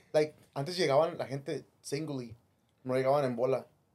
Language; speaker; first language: Spanish; early bilingual, heritage; Spanish